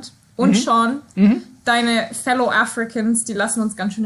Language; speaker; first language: German; native; German